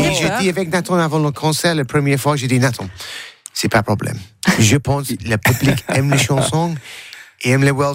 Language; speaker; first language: French; non-native, learner; English